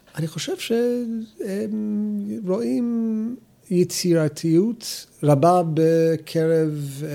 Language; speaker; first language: Hebrew; non-native, fluent; English